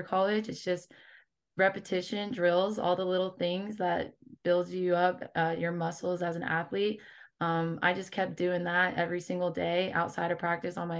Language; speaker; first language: English; native; English